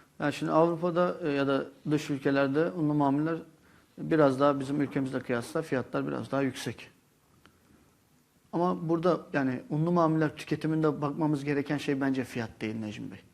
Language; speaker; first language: Turkish; native; Turkish